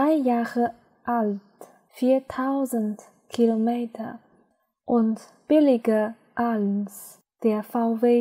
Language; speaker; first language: German; non-native, learner; Chinese